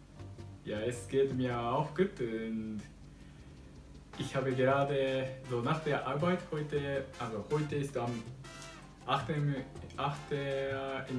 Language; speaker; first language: German; non-native, learner; Japanese